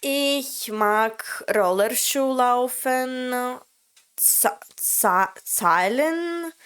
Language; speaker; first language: German; non-native, learner; Latvian